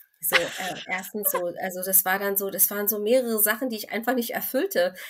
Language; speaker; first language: German; early bilingual, other home language; Turkish